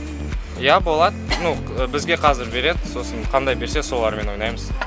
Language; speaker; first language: Kazakh; non-native, local second language; Russian